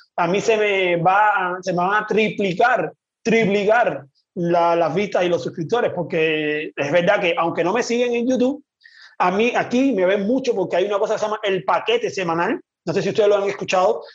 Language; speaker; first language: Spanish; native; Spanish